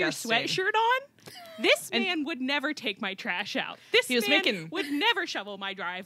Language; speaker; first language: English; native; English